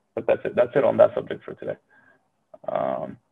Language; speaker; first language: English; non-native, fluent; Arabic